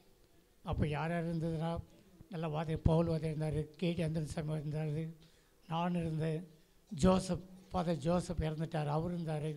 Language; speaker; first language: Tamil; native; Tamil